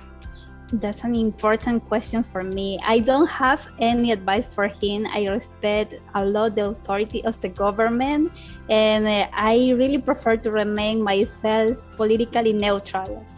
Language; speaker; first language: English; non-native, learner; Spanish